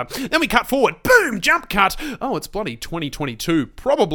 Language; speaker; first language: English; native; English